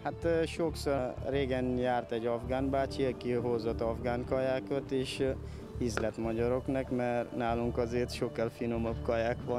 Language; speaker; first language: Hungarian; non-native, fluent; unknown